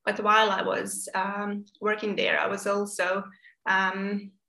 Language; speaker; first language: English; non-native, fluent; Serbian